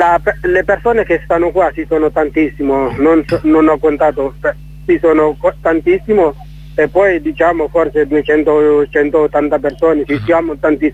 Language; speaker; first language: Italian; non-native, learner; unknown